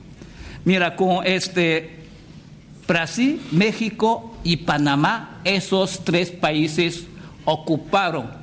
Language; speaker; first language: Spanish; non-native, fluent; Chinese